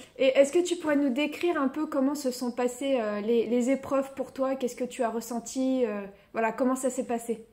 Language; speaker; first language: French; native; French